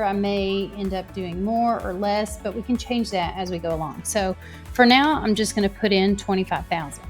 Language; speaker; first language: English; native; English